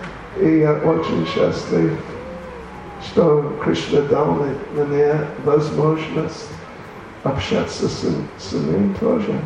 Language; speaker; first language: Russian; non-native, learner; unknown